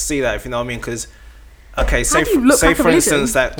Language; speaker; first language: English; native; English